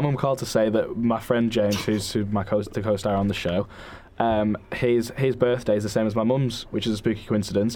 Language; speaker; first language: English; native; English